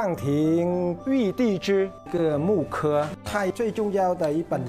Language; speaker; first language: Chinese; non-native, fluent; Vietnamese